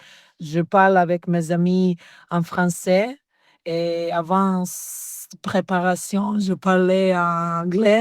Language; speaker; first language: French; non-native, learner; Serbian